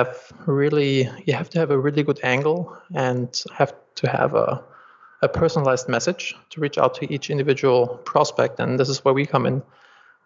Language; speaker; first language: English; non-native, fluent; German